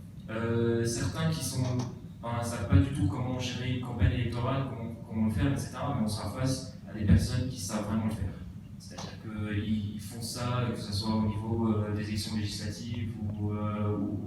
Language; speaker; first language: French; native; French